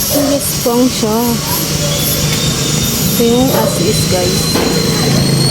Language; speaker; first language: Filipino; native; Filipino